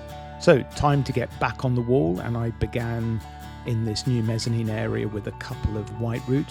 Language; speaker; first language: English; native; English